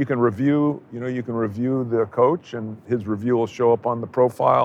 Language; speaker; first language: English; native; English